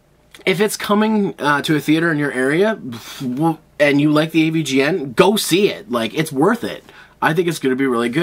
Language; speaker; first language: English; native; English